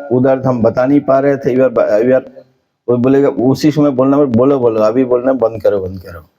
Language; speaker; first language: Hindi; non-native, local second language; Bangla